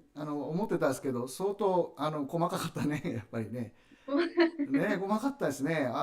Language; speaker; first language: Japanese; native; Japanese